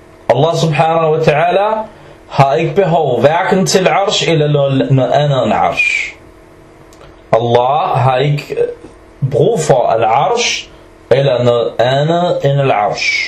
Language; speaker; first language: Danish; early bilingual, other home language; Arabic